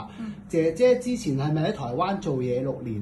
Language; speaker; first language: Cantonese; native; Cantonese